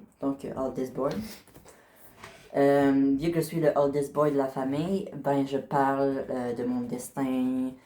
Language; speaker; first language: French; native; French